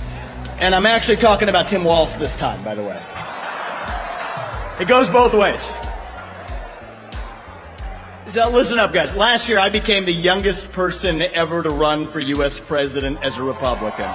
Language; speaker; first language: English; early bilingual, other home language; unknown